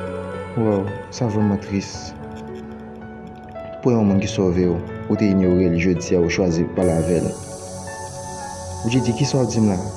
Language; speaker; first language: French; non-native, learner; Haitian Creole